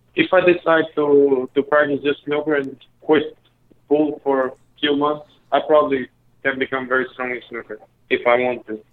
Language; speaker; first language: English; early bilingual, other home language; Albanian